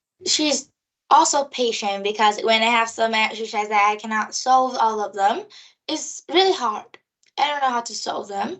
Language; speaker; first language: English; non-native, learner; Vietnamese